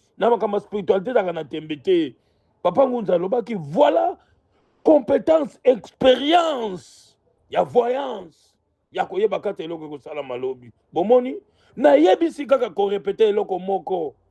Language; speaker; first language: Lingala; non-native, local second language; Kongo